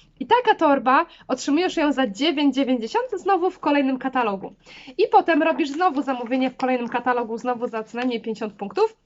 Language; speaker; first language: Polish; native; Polish